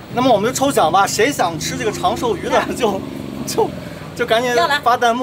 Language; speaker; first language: Chinese; native; Chinese